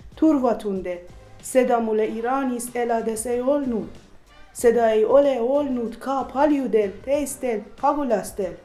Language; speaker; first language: Estonian; non-native, learner; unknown